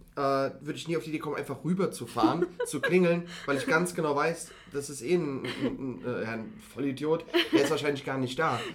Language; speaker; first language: German; native; German